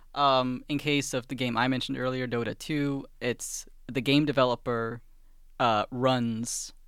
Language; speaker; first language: English; early bilingual, other home language; Swedish